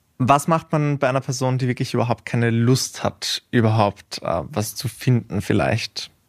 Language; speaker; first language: German; native; German